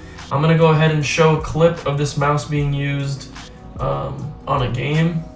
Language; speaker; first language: English; native; English